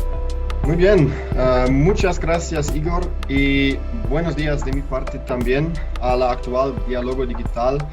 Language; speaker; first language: Spanish; non-native, learner; German